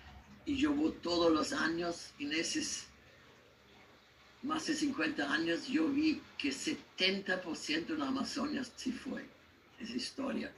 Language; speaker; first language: Spanish; non-native, learner; German